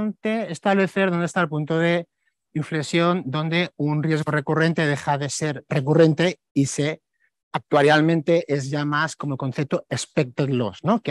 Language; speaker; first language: Spanish; native; Spanish